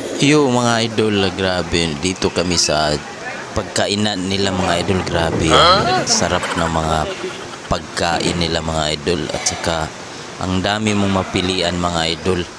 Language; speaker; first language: Filipino; native; Filipino